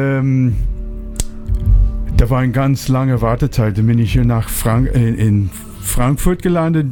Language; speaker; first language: German; non-native, fluent; English